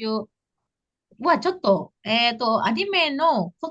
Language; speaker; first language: Japanese; non-native, fluent; Indonesian